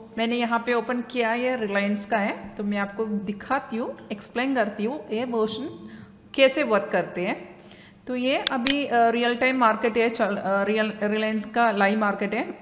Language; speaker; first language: Hindi; non-native, local second language; Malayalam